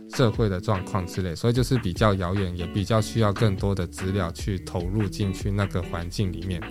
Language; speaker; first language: Chinese; non-native, local second language; Japanese